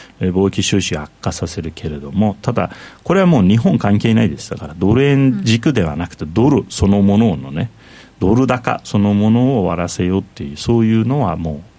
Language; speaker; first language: Japanese; non-native, fluent; Turkish